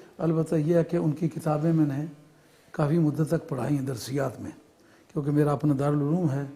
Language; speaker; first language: Urdu; non-native, local second language; Punjabi